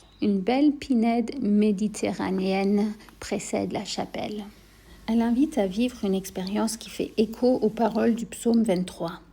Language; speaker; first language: French; native; French